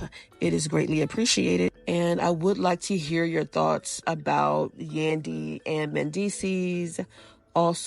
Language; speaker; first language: English; native; English